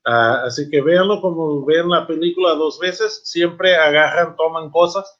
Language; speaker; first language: Spanish; non-native, fluent; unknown